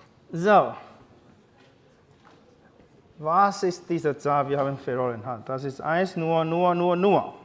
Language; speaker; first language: German; non-native, learner; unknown